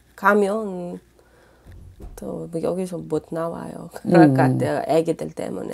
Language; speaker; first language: Korean; non-native, learner; Uzbek